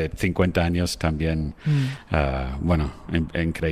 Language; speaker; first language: Spanish; non-native, fluent; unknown